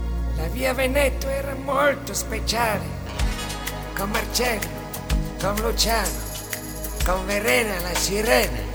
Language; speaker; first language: Italian; non-native, learner; Dutch